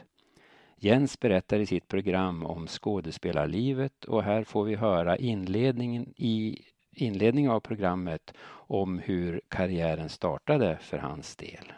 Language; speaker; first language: Swedish; native; Swedish